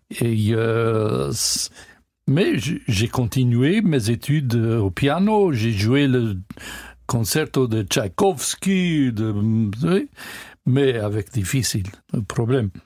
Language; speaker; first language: French; non-native, learner; English